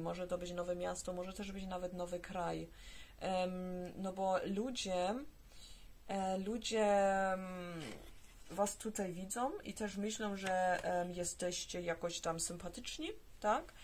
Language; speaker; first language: Polish; early bilingual, heritage; Polish